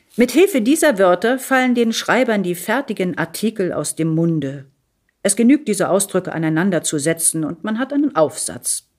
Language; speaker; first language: German; early bilingual, other home language; Italian